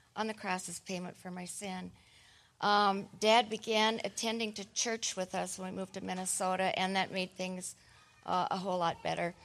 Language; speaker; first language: English; native; English